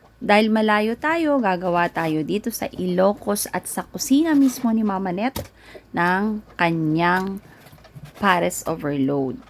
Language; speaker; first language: Filipino; non-native, local second language; Iloko